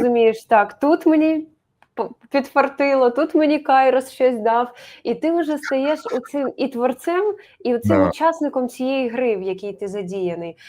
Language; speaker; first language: Ukrainian; native; Ukrainian